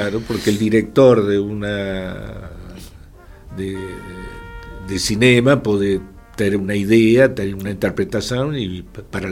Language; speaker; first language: Portuguese; non-native, fluent; Spanish